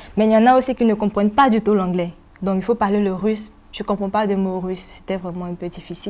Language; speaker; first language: French; non-native, local second language; Malagasy